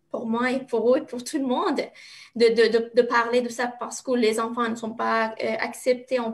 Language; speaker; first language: French; non-native, learner; Arabic